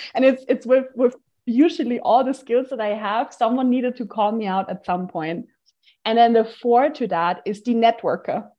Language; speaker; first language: English; non-native, fluent; German